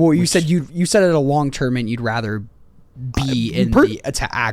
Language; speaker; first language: English; native; English